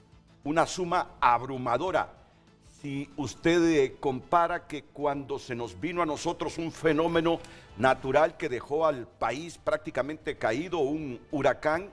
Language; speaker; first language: Spanish; native; Spanish